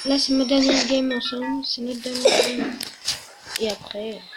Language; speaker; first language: French; native; French